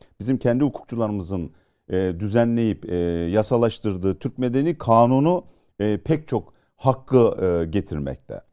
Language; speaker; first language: Turkish; native; Turkish